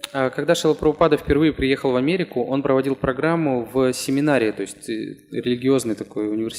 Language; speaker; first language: Russian; native; Russian